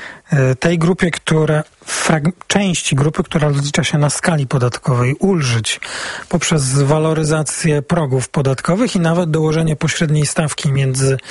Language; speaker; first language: Polish; native; Polish